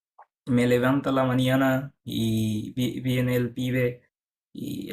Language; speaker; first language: Spanish; non-native, fluent; Bangla